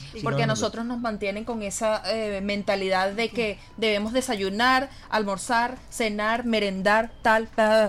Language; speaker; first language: Spanish; native; Spanish